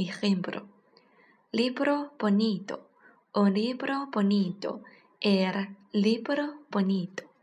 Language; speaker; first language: Spanish; non-native, learner; Chinese